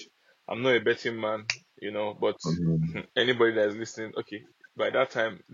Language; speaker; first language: English; non-native, local second language; Yoruba